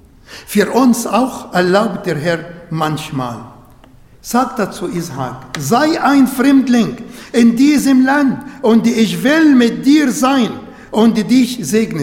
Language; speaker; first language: German; non-native, learner; Arabic